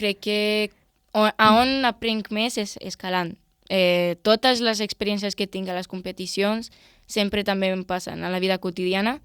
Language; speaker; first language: Catalan; non-native, local second language; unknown